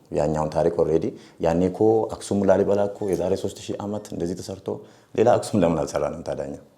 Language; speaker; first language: Amharic; non-native, local second language; Oromo